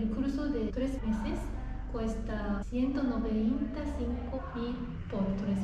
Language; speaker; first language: Spanish; non-native, fluent; Japanese